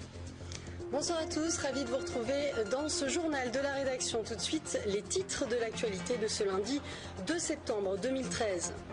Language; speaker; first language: French; native; French